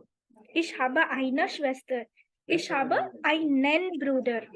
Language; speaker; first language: German; non-native, fluent; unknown